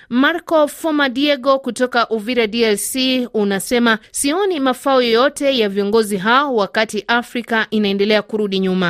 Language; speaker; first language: Swahili; non-native, local second language; Kalenjin